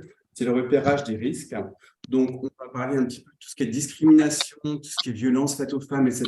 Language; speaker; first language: French; native; French